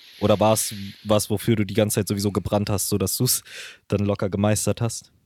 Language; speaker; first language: German; early bilingual, other home language; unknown